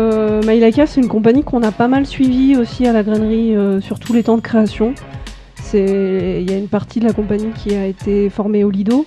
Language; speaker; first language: French; native; French